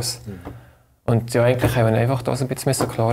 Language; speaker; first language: German; native; German